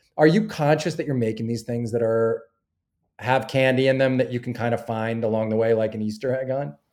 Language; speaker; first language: English; native; English